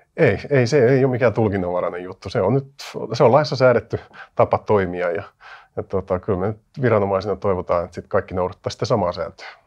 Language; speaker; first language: Finnish; native; Finnish